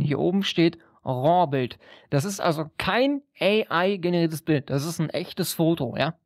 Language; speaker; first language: German; native; German